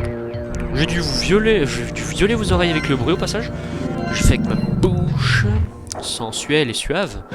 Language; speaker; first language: French; native; French